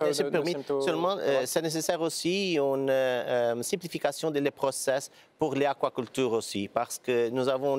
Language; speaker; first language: French; non-native, fluent; Portuguese